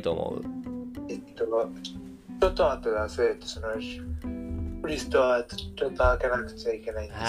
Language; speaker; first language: Japanese; non-native, learner; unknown